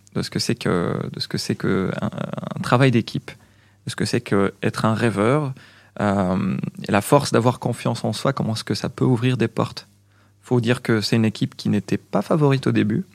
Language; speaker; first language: French; non-native, local second language; Arabic